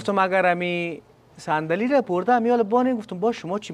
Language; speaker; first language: Persian; native; Persian